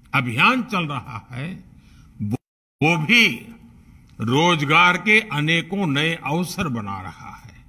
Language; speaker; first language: Hindi; non-native, local second language; Gujarati